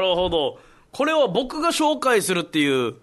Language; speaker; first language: Japanese; native; Japanese